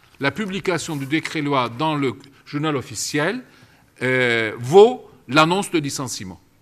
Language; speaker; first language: French; non-native, fluent; Turkish